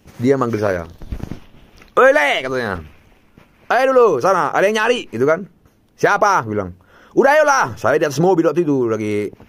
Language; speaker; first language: Indonesian; non-native, local second language; Batak Toba